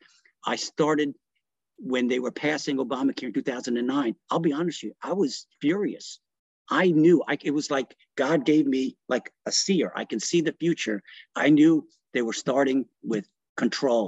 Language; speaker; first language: English; early bilingual, other home language; Italian